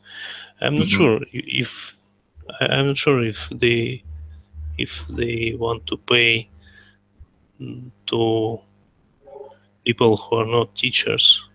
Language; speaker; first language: English; non-native, learner; Russian